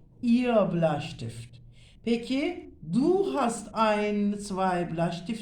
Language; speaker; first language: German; non-native, fluent; Turkish